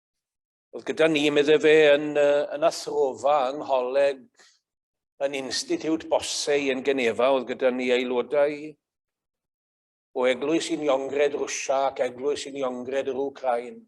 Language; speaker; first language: Welsh; native; Welsh